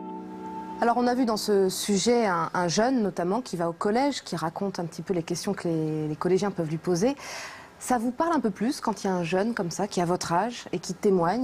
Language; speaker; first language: French; native; French